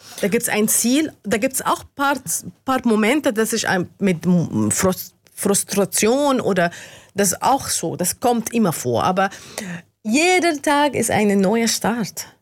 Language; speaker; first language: German; non-native, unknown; Arabic